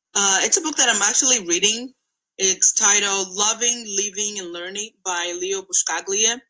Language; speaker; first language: English; non-native, fluent; Portuguese